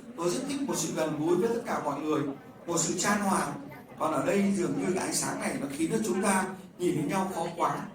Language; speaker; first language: Vietnamese; native; Vietnamese